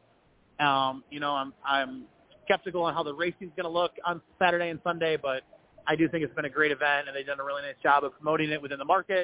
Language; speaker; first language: English; native; English